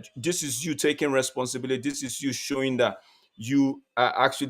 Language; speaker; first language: English; native; English